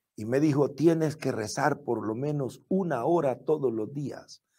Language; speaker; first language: Spanish; native; Spanish